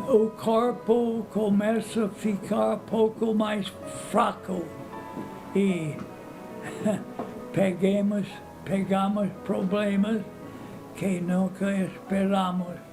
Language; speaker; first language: Portuguese; non-native, fluent; English